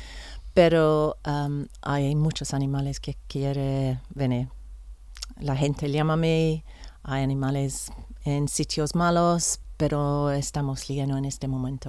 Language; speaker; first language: Spanish; non-native, learner; English